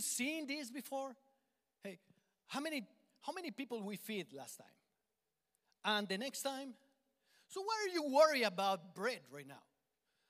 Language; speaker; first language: English; non-native, fluent; Spanish